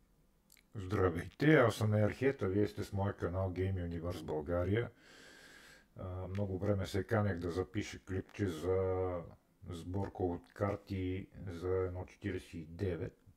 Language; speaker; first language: Bulgarian; native; Bulgarian